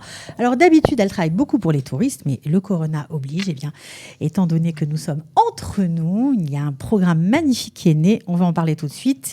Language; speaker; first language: French; native; French